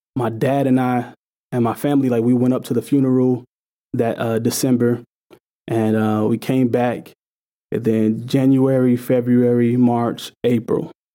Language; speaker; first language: English; native; English